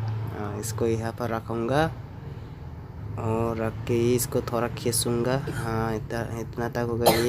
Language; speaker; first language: Hindi; non-native, local second language; Assamese